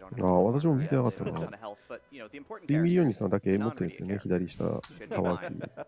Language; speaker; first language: Japanese; native; Japanese